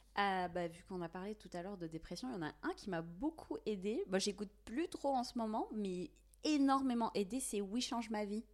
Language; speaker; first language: French; non-native, local second language; Kabyle